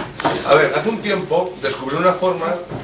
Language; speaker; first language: Spanish; native; Spanish